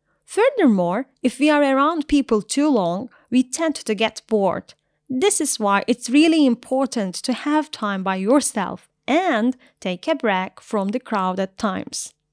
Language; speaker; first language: English; non-native, fluent; Turkish